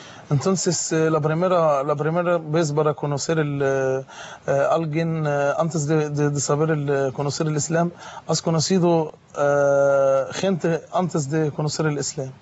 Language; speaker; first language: Spanish; non-native, fluent; Arabic